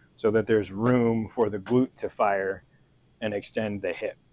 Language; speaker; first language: English; native; English